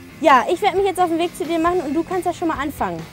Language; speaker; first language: German; native; German